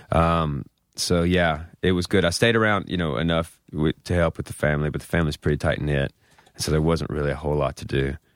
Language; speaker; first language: English; native; English